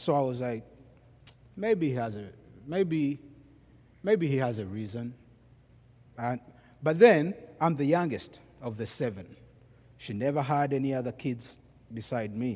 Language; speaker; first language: English; non-native, local second language; Ganda